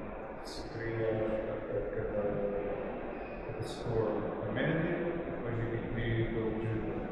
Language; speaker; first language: Portuguese; native; Portuguese